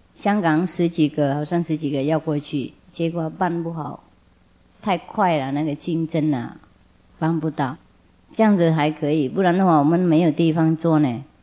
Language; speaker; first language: Chinese; non-native, fluent; Vietnamese